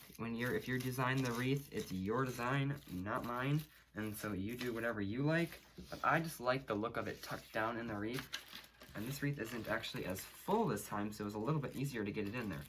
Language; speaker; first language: English; native; English